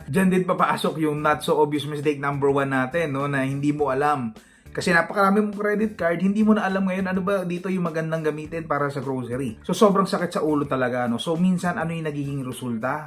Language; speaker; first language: Filipino; native; Filipino